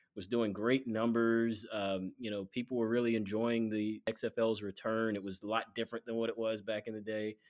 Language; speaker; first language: English; native; English